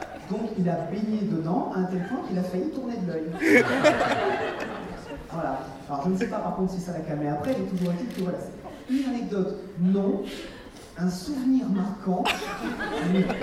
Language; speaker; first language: French; native; French